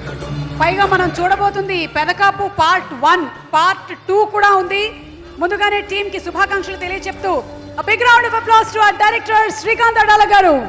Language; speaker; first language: Telugu; native; Telugu